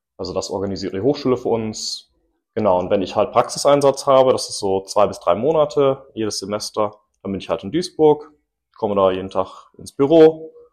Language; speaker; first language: German; early bilingual, other home language; English